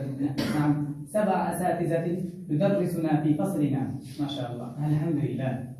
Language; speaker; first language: Arabic; non-native, learner; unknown